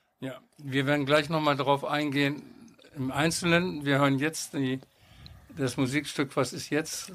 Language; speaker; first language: German; non-native, learner; Greek